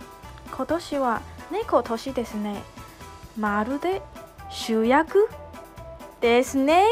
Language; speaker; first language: Japanese; non-native, fluent; Chinese